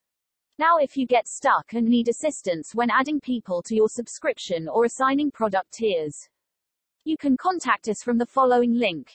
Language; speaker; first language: English; native; English